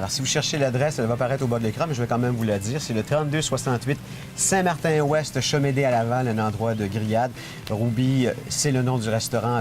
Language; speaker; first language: French; native; French